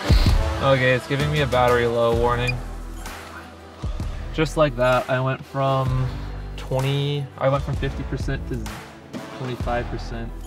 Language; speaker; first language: English; native; English